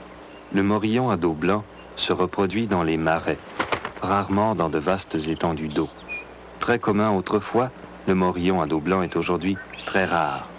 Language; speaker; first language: French; native; French